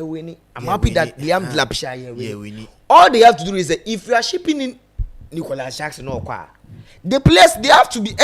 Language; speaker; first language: English; non-native, local second language; Akan